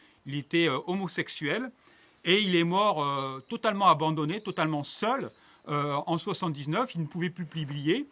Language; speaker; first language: French; native; French